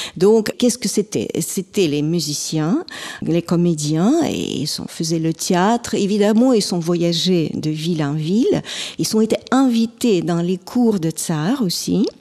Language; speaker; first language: French; non-native, fluent; Russian